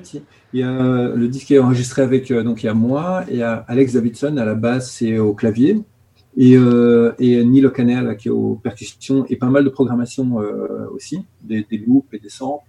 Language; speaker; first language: French; native; French